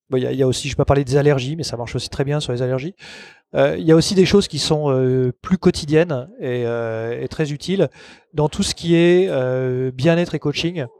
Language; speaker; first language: French; native; French